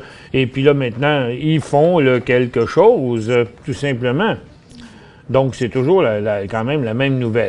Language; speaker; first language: French; native; French